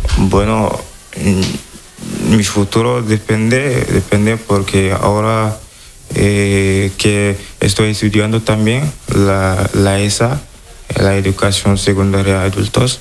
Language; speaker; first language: Spanish; non-native, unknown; Wolof